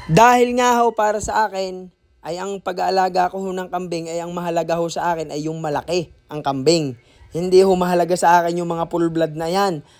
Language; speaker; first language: Filipino; native; Filipino